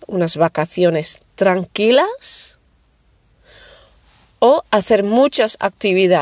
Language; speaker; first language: Spanish; non-native, fluent; Dutch